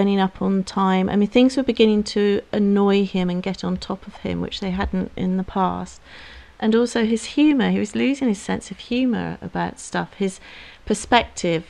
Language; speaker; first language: English; native; English